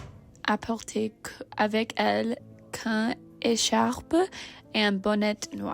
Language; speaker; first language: French; non-native, learner; English